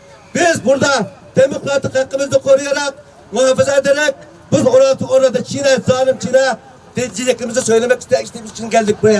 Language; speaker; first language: Turkish; non-native, fluent; Uyghur